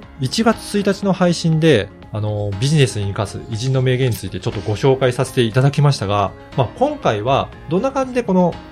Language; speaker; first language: Japanese; native; Japanese